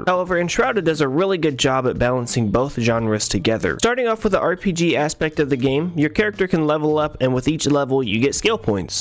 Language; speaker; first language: English; native; English